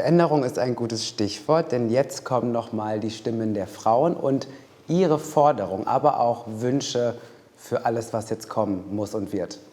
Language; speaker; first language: German; native; German